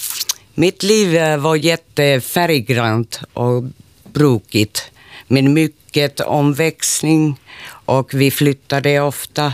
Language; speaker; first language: Swedish; non-native, local second language; Finnish